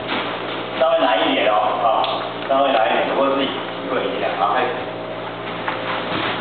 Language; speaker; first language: Chinese; native; Chinese